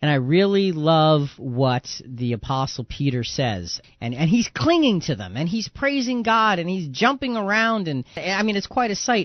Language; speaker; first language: English; native; English